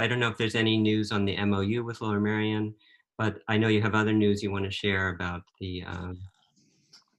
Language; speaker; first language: English; native; English